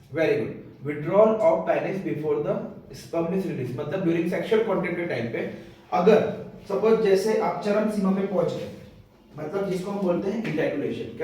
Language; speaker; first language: Hindi; non-native, local second language; Marathi